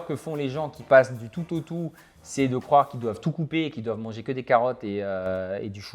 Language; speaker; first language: French; native; French